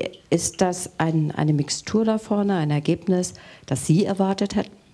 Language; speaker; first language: German; native; German